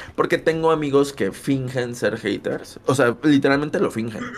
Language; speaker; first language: Spanish; native; Spanish